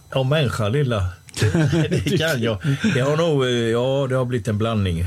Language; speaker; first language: Swedish; native; Swedish